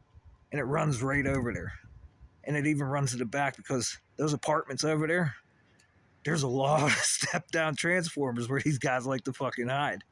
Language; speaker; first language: English; native; English